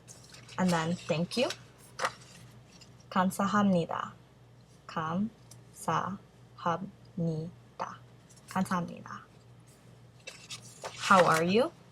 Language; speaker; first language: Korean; early bilingual, heritage; Korean